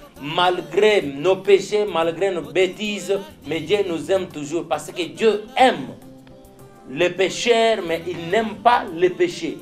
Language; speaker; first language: French; non-native, local second language; Lingala